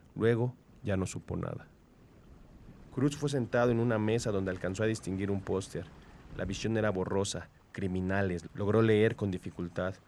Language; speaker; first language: Spanish; native; Spanish